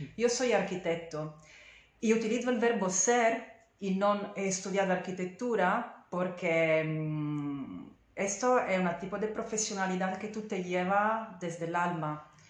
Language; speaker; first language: Spanish; non-native, fluent; Italian